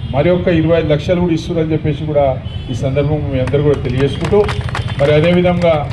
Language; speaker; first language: Telugu; native; Telugu